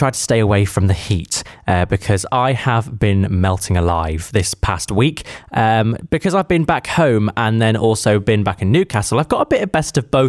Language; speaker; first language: English; native; English